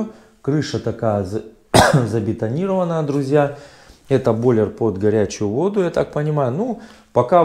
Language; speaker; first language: Russian; native; Russian